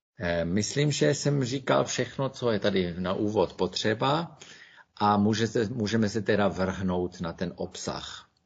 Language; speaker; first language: Czech; non-native, fluent; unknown